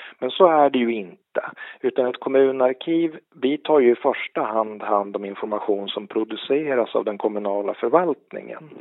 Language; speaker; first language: Swedish; native; Swedish